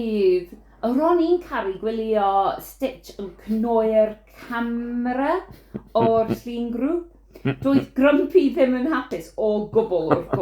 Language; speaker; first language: Welsh; non-native, fluent; English